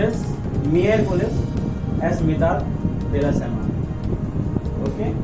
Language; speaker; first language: Spanish; non-native, learner; Hindi